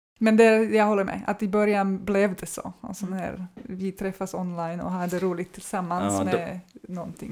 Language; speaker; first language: Swedish; non-native, fluent; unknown